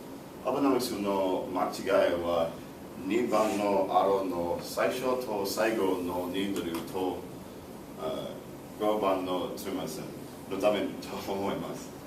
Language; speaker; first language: Japanese; non-native, learner; English